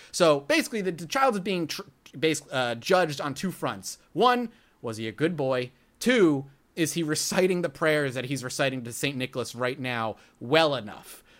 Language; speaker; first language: English; native; English